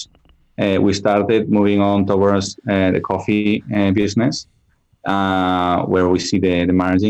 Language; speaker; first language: English; non-native, fluent; Spanish